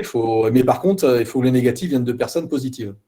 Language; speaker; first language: French; native; French